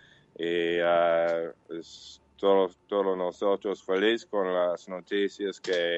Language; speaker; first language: Portuguese; non-native, learner; English